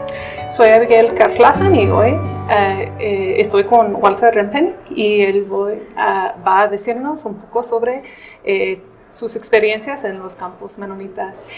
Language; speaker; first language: Spanish; non-native, fluent; English